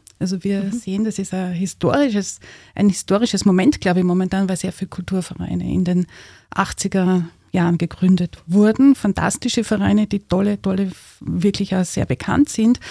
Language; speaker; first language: German; native; German